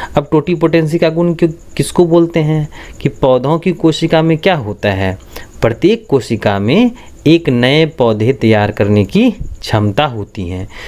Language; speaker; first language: Hindi; native; Hindi